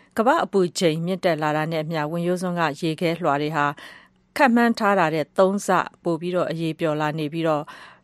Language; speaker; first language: Burmese; native; Burmese